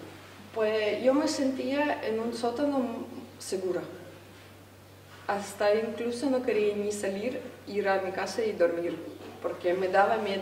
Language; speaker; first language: Spanish; non-native, fluent; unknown